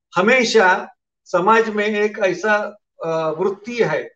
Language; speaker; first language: Hindi; non-native, local second language; Marathi